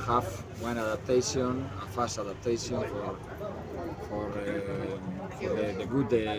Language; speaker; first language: English; non-native, learner; Spanish